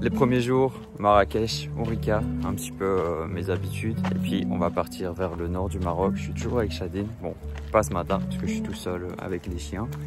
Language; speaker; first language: French; native; French